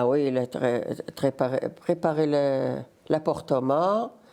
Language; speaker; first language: French; non-native, learner; Riffian